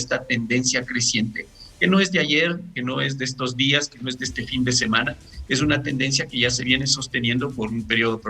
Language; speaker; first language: Spanish; native; Spanish